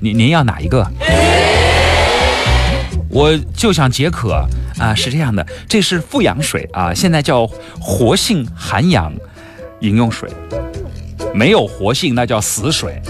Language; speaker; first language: Chinese; native; Chinese